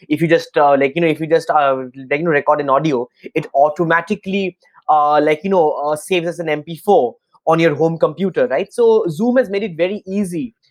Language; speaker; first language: English; non-native, local second language; Bangla